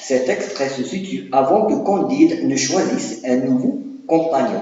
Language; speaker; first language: French; non-native, local second language; Arabic